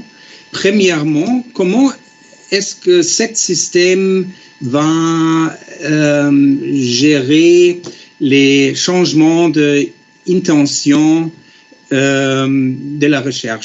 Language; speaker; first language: French; non-native, fluent; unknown